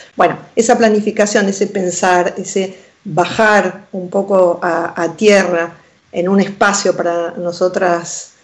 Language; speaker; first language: Spanish; native; Spanish